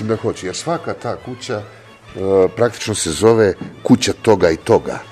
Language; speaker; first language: Serbian; native; Serbian